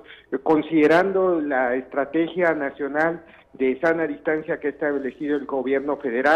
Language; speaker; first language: Spanish; native; Spanish